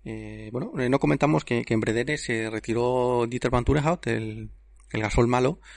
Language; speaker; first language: Spanish; native; Spanish